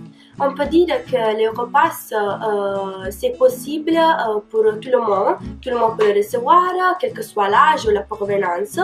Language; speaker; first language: French; non-native, learner; Italian